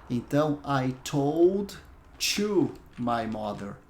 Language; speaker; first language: English; non-native, fluent; Portuguese